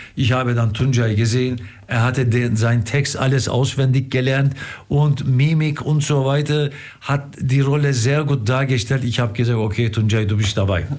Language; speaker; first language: German; non-native, fluent; Turkish